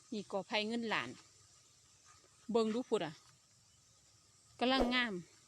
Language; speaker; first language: Thai; native; Thai